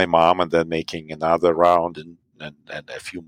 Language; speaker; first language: English; non-native, fluent; Russian